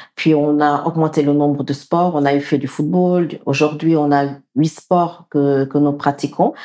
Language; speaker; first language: French; non-native, local second language; Wolof